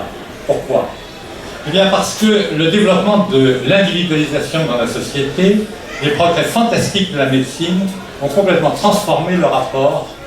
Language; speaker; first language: French; native; French